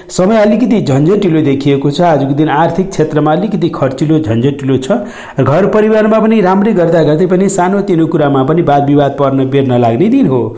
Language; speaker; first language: Nepali; native; Nepali